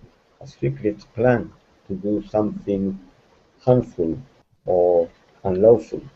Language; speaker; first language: English; non-native, fluent; Spanish